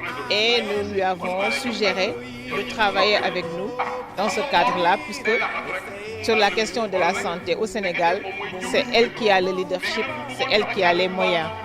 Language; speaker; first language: French; non-native, local second language; Wolof